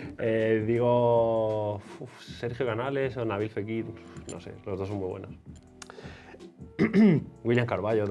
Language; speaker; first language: Spanish; native; Spanish